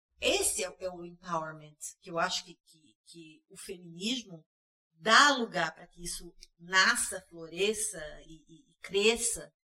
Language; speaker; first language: Portuguese; early bilingual, heritage; Portuguese